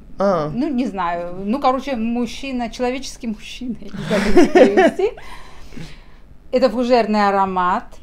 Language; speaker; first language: Russian; native; Russian